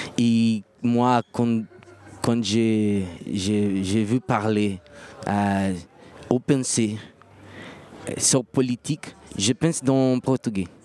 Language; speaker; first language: French; non-native, learner; Portuguese